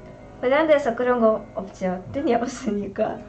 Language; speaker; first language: Korean; non-native, learner; Polish